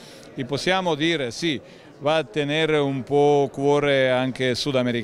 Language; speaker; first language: Italian; non-native, learner; Croatian